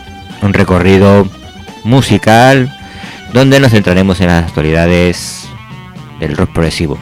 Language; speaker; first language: Spanish; native; Spanish